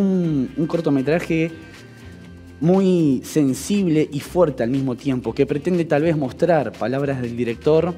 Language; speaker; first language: Spanish; native; Spanish